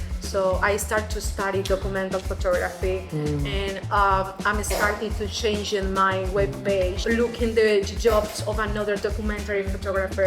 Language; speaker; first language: English; non-native, fluent; Spanish